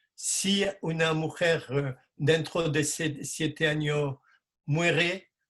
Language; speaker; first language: Spanish; non-native, fluent; French